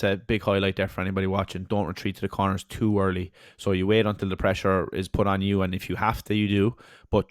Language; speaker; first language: English; native; English